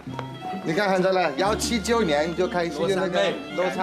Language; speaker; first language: Chinese; non-native, fluent; Morisyen